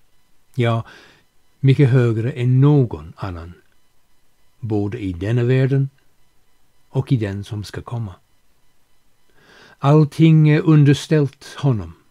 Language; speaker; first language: Swedish; non-native, fluent; English